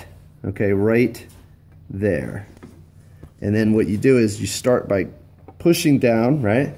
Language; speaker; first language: English; native; English